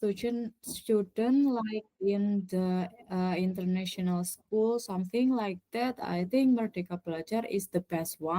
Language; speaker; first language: English; non-native, learner; Indonesian